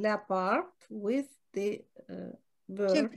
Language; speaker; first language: English; non-native, learner; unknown